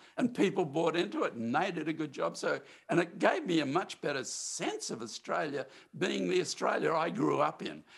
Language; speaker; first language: English; native; English